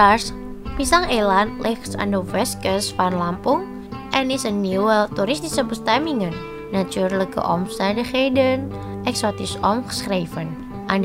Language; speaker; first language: Dutch; non-native, fluent; Indonesian